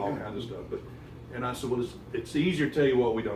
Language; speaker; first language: English; native; English